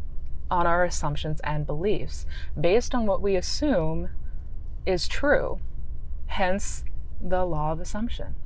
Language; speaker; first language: English; native; English